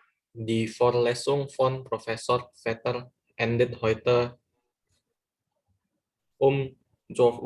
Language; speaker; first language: German; non-native, learner; Indonesian